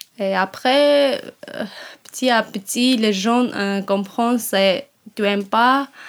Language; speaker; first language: French; non-native, learner; Armenian